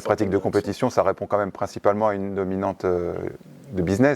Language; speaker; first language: French; native; French